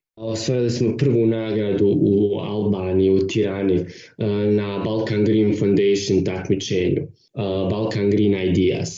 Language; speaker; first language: Bosnian; native; Bosnian